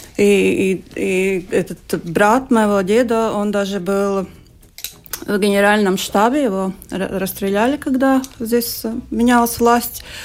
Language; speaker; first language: Russian; non-native, local second language; Latvian